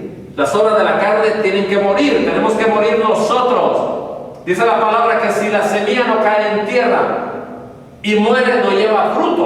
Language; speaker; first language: Spanish; native; Spanish